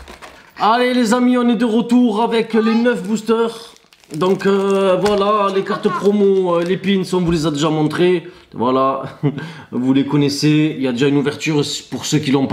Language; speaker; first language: French; native; French